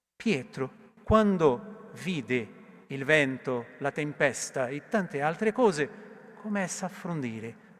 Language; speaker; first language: Italian; non-native, learner; Portuguese